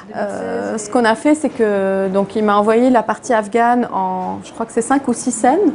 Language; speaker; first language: French; non-native, local second language; Arabic